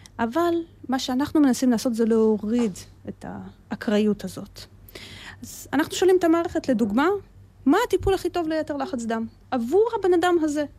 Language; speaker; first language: Hebrew; early bilingual, other home language; Russian